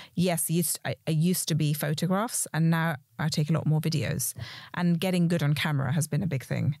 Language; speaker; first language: English; early bilingual, other home language; Hindi